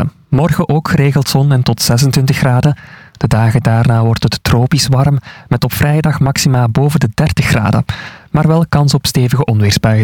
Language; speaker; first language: Dutch; native; Dutch